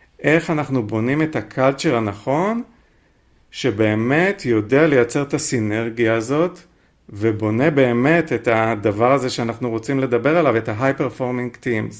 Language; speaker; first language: Hebrew; native; Hebrew